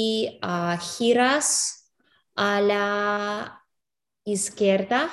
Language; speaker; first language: Spanish; non-native, learner; English